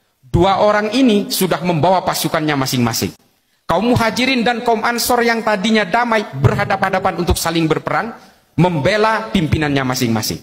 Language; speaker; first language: Indonesian; non-native, local second language; Madurese